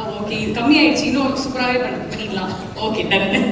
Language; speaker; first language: Tamil; native; Tamil